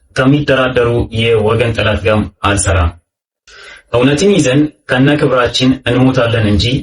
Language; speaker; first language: Amharic; native; Amharic